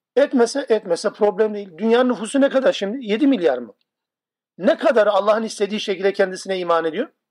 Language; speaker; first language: Turkish; non-native, local second language; Kurdish